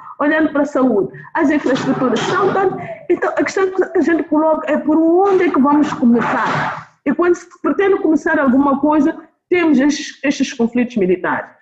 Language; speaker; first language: Portuguese; non-native, local second language; Tsonga